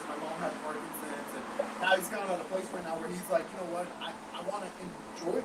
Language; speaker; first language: English; native; English